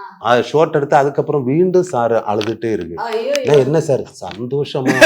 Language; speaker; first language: Tamil; non-native, learner; Malayalam